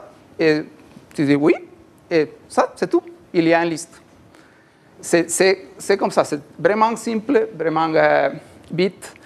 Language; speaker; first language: French; non-native, learner; Spanish